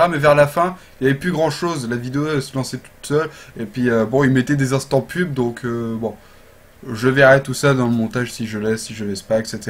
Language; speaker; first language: French; native; French